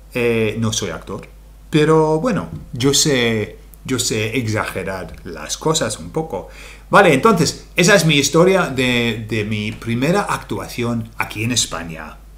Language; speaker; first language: Spanish; non-native, fluent; English